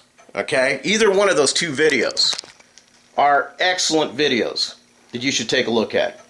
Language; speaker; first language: English; native; English